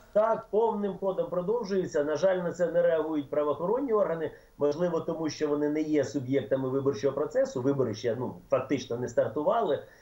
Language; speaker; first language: Ukrainian; native; Ukrainian